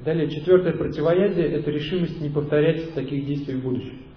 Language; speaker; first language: Russian; native; Russian